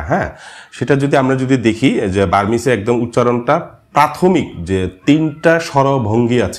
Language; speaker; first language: Bangla; non-native, local second language; Marma